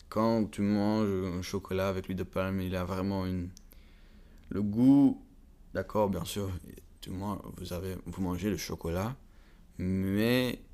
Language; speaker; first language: French; non-native, learner; Dutch